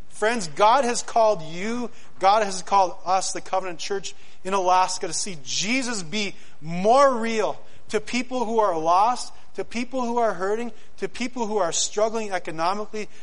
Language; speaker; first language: English; native; English